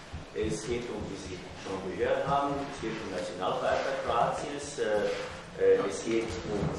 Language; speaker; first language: German; non-native, fluent; Croatian